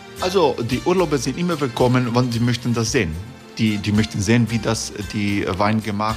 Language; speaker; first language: German; non-native, learner; Croatian